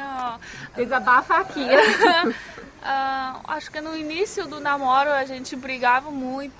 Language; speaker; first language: Portuguese; non-native, fluent; Chinese